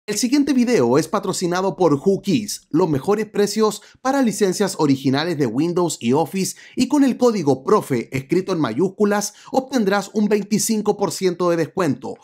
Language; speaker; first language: Spanish; native; Spanish